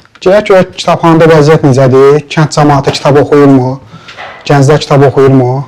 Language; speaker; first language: Azerbaijani; native; Azerbaijani